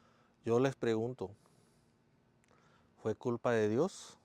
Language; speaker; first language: Spanish; native; Spanish